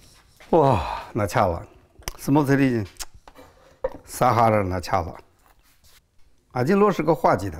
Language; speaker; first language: Russian; non-native, learner; Chinese